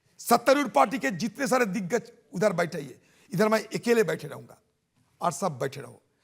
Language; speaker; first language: Hindi; non-native, local second language; Bangla